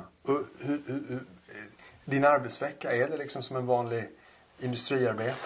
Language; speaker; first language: Swedish; native; Swedish